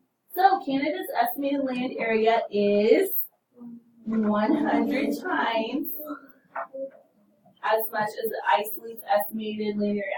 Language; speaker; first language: English; native; English